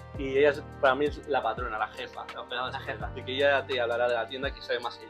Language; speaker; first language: Spanish; native; Spanish